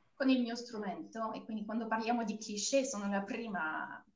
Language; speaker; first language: Italian; non-native, fluent; French